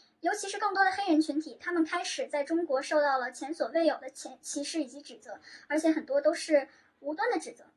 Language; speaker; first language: Chinese; native; Chinese